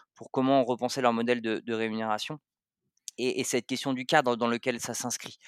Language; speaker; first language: French; native; French